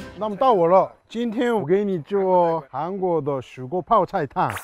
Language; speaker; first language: Chinese; non-native, fluent; Korean